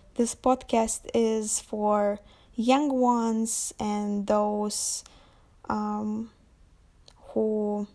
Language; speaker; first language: English; non-native, fluent; Lithuanian